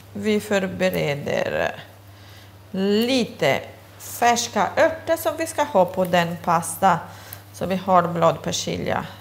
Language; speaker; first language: Swedish; non-native, fluent; Italian